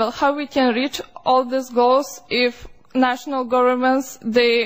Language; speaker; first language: English; non-native, fluent; Lithuanian